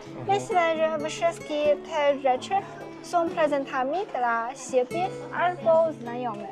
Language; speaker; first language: Polish; non-native, fluent; Chinese